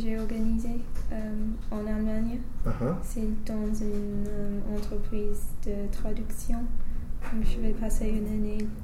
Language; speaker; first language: French; non-native, fluent; English